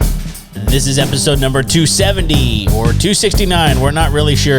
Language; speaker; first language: English; native; English